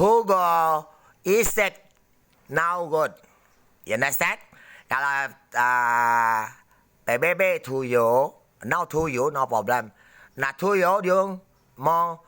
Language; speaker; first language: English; non-native, learner; Indonesian